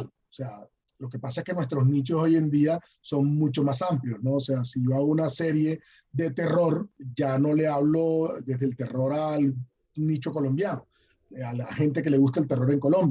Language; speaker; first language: Spanish; native; Spanish